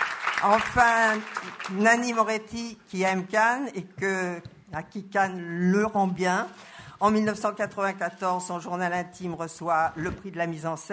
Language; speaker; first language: French; native; French